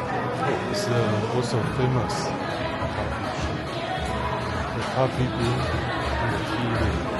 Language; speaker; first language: English; non-native, learner; Chinese